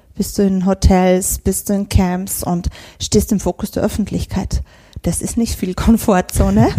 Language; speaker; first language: German; native; German